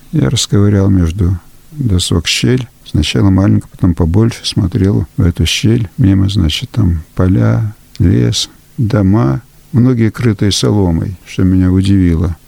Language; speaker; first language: Russian; early bilingual, heritage; Russian